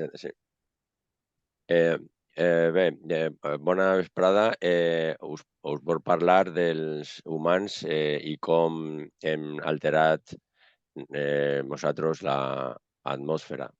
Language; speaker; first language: Catalan; non-native, local second language; Spanish